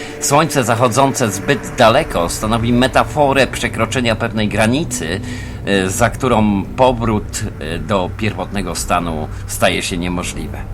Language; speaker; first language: Polish; native; Polish